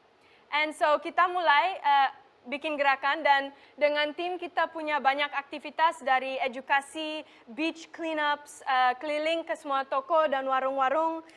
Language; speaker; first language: Indonesian; non-native, local second language; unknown